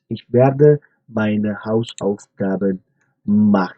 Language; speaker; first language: German; non-native, fluent; Hindi